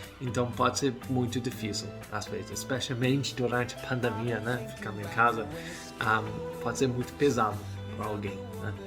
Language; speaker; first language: Portuguese; non-native, learner; English